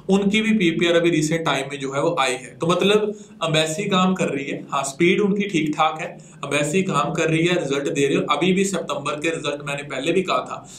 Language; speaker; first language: Hindi; non-native, local second language; Punjabi